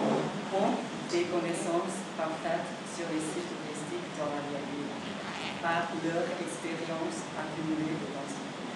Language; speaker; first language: French; non-native, learner; Vietnamese